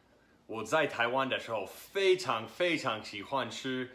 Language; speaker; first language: Chinese; non-native, fluent; English